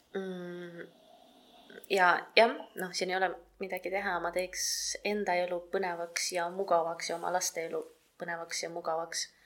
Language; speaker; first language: Estonian; non-native, local second language; Russian